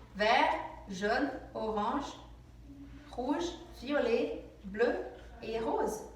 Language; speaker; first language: French; non-native, fluent; English